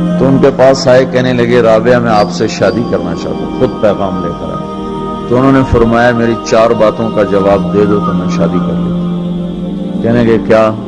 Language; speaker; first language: Urdu; non-native, local second language; Punjabi